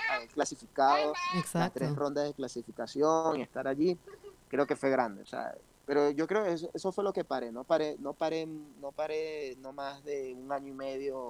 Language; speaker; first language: Spanish; native; Spanish